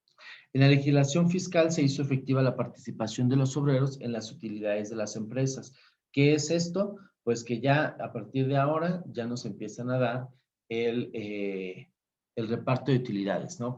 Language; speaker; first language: Spanish; native; Spanish